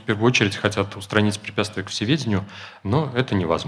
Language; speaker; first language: Russian; native; Russian